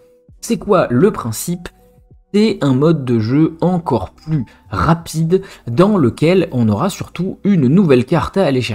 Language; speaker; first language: French; native; French